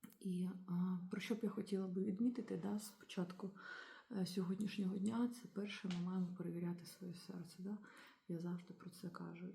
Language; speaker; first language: Ukrainian; non-native, local second language; Russian